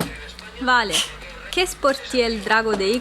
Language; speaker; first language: Spanish; non-native, fluent; Italian